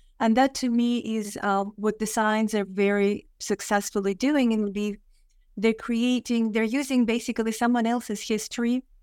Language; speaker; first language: English; non-native, fluent; Russian